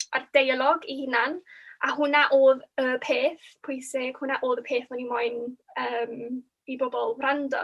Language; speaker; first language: Welsh; native; Welsh